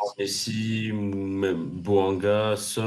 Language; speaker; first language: French; native; French